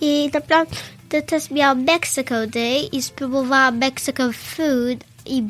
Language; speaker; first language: Polish; early bilingual, heritage; Polish